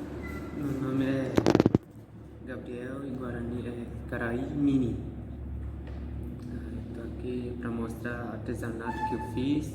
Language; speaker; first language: Portuguese; non-native, local second language; Guarani